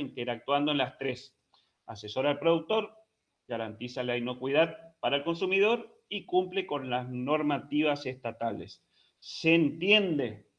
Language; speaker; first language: Spanish; native; Spanish